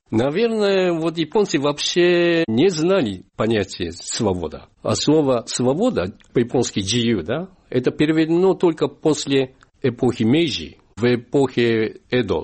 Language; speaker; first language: Russian; non-native, fluent; Japanese